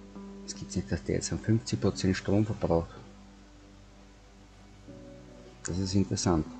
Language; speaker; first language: German; native; German